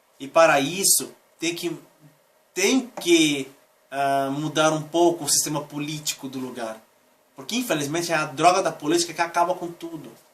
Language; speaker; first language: Portuguese; native; Portuguese